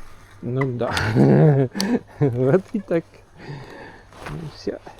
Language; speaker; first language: Russian; non-native, local second language; Estonian